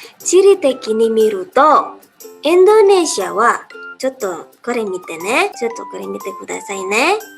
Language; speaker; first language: Japanese; non-native, learner; Indonesian